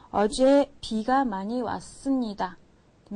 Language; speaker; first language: Korean; non-native, fluent; Mongolian